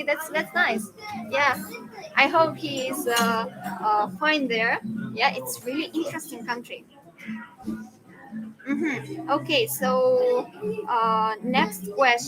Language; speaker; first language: English; non-native, fluent; Russian